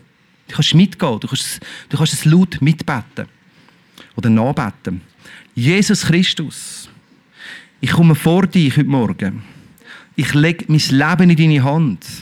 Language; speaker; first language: German; native; German